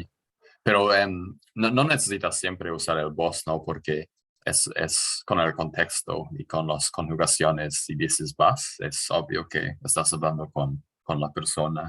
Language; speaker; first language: Spanish; non-native, fluent; English